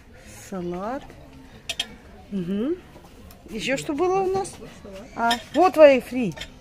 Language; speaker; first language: Russian; native; Russian